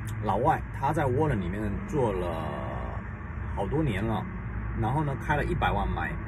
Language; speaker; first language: Chinese; native; Chinese